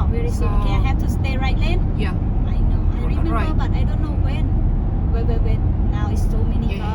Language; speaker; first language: English; non-native, learner; Thai